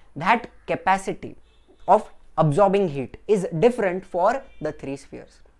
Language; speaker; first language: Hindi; non-native, local second language; Gujarati